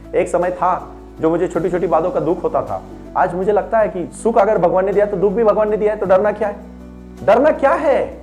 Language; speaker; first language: Hindi; non-native, local second language; Marathi